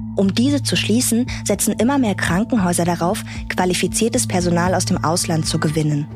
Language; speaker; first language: German; native; German